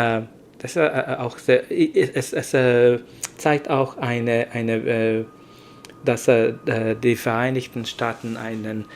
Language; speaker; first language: German; non-native, learner; Hungarian